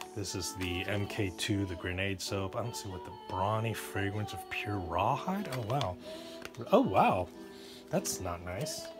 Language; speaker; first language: English; native; English